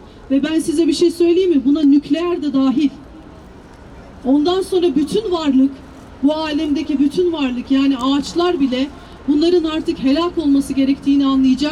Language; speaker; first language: Turkish; native; Turkish